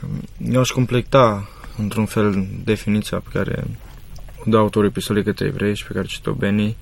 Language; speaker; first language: Romanian; native; Romanian